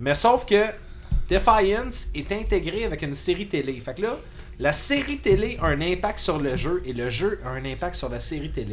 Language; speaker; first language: French; native; French